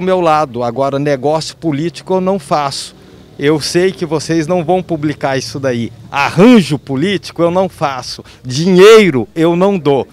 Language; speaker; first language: Portuguese; native; Portuguese